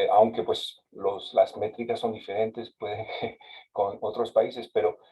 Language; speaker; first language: Spanish; non-native, fluent; French